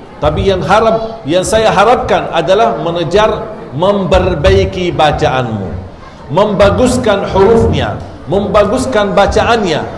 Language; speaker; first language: Malay; non-native, fluent; Arabic